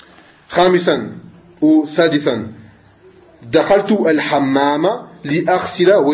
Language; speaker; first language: Arabic; non-native, fluent; French